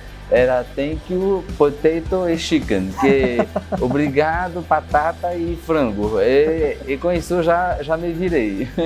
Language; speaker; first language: Portuguese; non-native, fluent; French